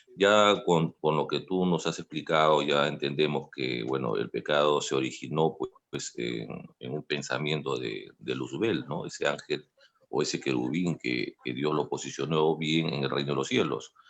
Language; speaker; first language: Spanish; native; Spanish